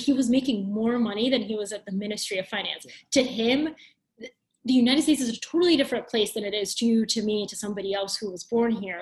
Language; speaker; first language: English; early bilingual, other home language; Bulgarian